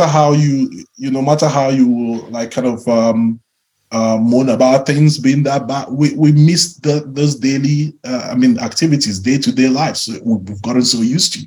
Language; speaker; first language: English; non-native, local second language; Igbo